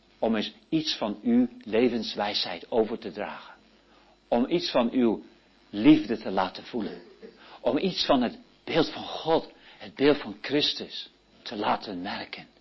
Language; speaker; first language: Dutch; early bilingual, heritage; Dutch